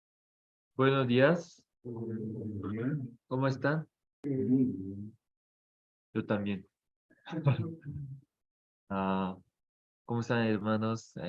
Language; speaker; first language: Spanish; non-native, fluent; Korean